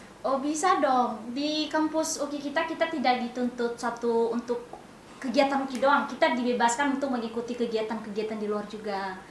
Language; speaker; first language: Indonesian; non-native, local second language; Nias